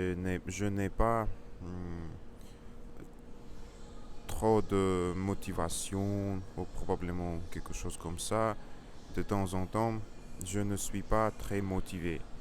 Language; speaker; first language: French; non-native, learner; Russian